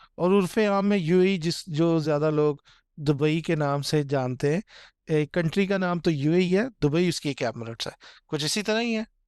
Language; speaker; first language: Urdu; non-native, local second language; Punjabi